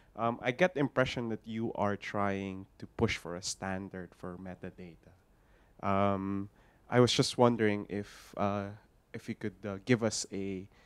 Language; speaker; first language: English; non-native, local second language; Filipino